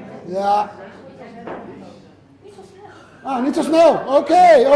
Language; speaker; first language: Dutch; non-native, learner; Hebrew